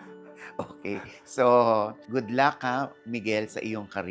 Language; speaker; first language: Filipino; native; Filipino